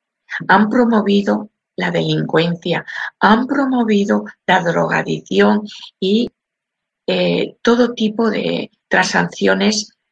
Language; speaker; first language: Spanish; native; Spanish